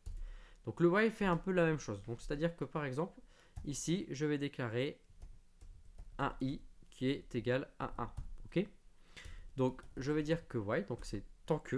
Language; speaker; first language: French; native; French